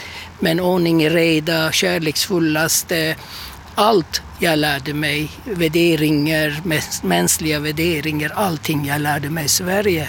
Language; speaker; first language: Swedish; non-native, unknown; Turkish